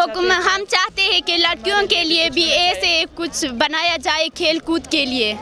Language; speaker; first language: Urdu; non-native, local second language; Khowar